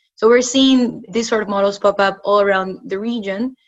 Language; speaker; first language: English; non-native, fluent; Spanish